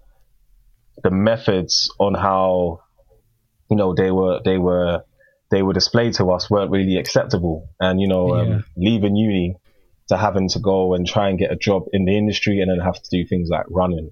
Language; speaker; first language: English; native; English